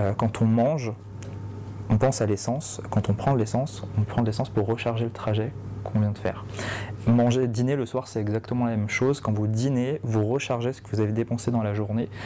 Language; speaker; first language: French; native; French